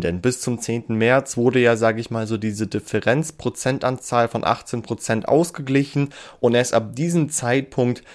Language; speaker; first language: German; native; German